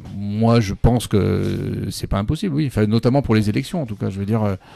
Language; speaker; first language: French; native; French